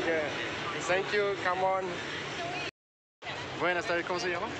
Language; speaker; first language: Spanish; non-native, fluent; French